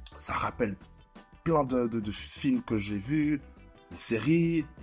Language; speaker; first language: French; native; French